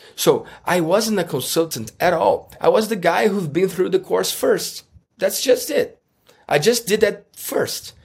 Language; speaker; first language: English; non-native, fluent; Portuguese